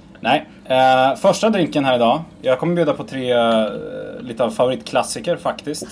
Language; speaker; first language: Swedish; native; Swedish